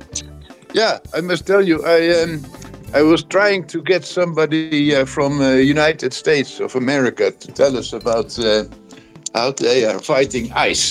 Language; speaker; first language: English; non-native, fluent; Dutch